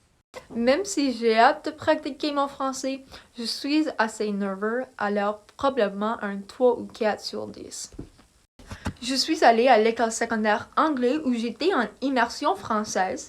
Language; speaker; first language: French; non-native, learner; English